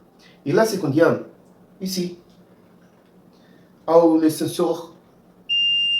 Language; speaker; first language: French; non-native, learner; Portuguese